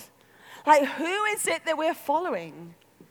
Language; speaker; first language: English; native; English